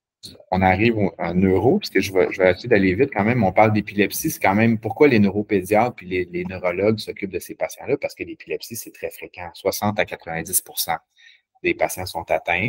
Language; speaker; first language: French; native; French